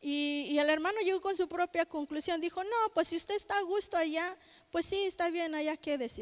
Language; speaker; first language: Spanish; native; Spanish